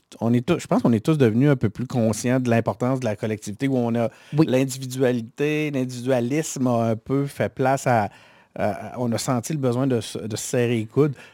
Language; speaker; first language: French; native; French